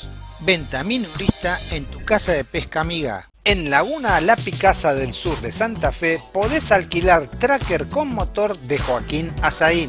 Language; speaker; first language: Spanish; native; Spanish